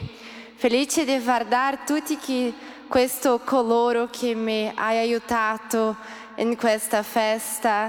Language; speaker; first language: Italian; early bilingual, heritage; Portuguese